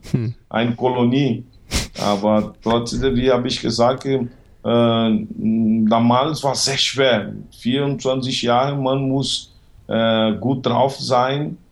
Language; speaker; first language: German; non-native, learner; Portuguese